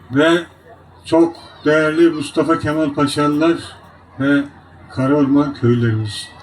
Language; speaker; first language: Turkish; native; Turkish